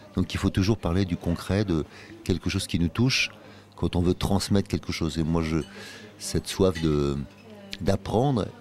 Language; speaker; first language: French; native; French